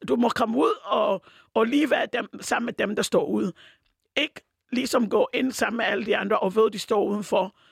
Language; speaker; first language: Danish; non-native, fluent; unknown